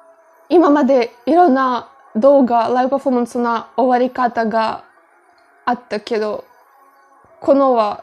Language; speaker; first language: Japanese; non-native, fluent; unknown